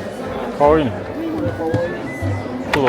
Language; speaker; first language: Japanese; non-native, fluent; French